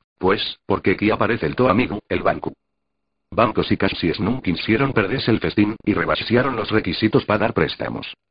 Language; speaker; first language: Asturian; non-native, local second language; Spanish